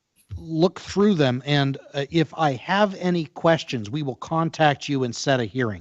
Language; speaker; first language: English; native; English